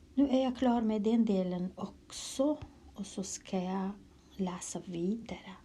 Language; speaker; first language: Swedish; non-native, fluent; Kurdish